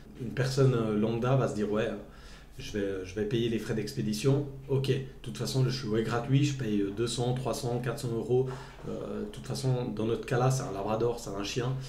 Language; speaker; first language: French; native; French